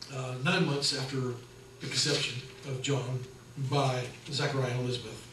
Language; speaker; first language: English; native; English